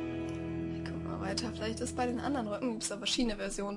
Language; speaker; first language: German; native; German